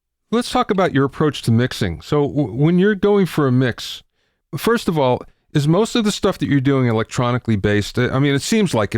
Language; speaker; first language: English; native; English